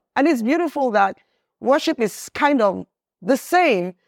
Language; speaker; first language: English; non-native, local second language; Yoruba